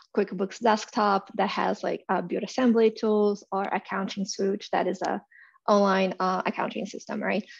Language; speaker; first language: English; non-native, fluent; Portuguese